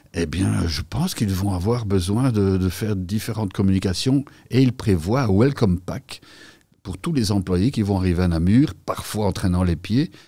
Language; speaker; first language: French; native; French